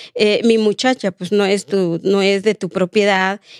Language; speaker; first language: Spanish; non-native, local second language; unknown